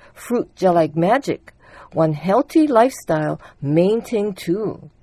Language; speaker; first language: English; early bilingual, other home language; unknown